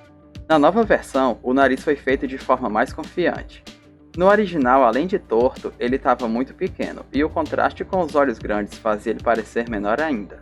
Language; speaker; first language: Portuguese; native; Portuguese